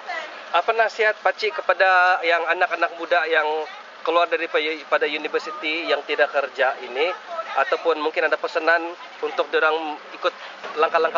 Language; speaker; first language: Indonesian; non-native, local second language; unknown